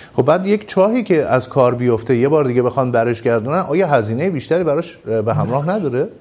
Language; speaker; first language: Persian; native; Persian